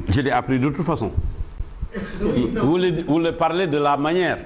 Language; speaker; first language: French; non-native, local second language; Wolof